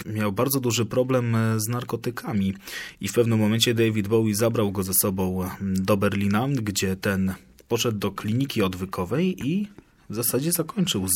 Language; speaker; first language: Polish; native; Polish